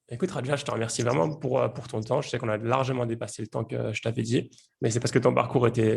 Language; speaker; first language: French; native; French